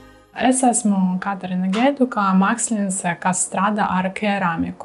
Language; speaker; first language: Latvian; non-native, learner; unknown